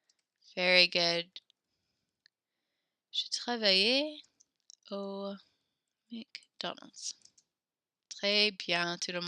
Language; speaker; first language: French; non-native, fluent; English